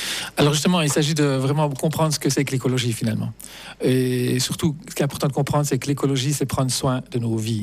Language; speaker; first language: French; native; French